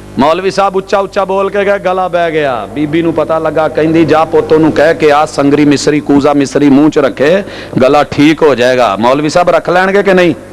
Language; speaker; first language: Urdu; non-native, local second language; Punjabi